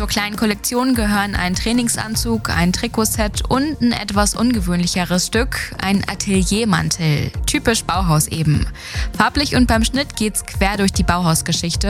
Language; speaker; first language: German; native; German